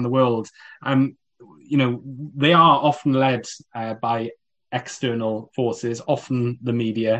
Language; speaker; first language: English; native; English